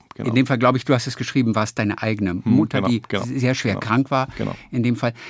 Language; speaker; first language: German; native; German